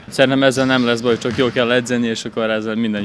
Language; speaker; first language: Hungarian; non-native, fluent; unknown